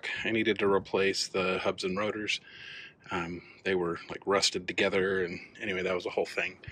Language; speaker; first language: English; native; English